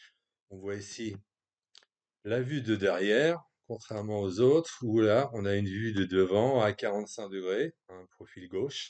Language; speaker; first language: French; native; French